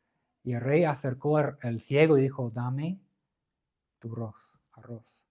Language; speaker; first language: Spanish; non-native, fluent; English